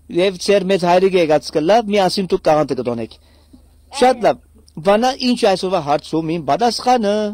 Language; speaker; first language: Armenian; early bilingual, heritage; Armenian